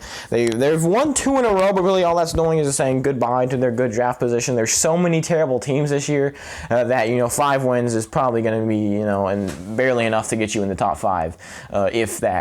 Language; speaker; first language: English; native; English